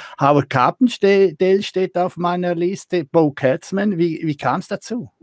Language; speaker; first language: German; native; German